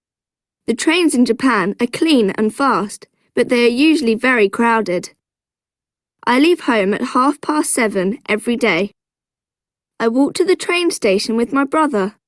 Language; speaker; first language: English; non-native, learner; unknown